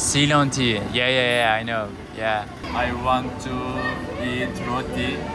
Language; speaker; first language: English; non-native, learner; Turkish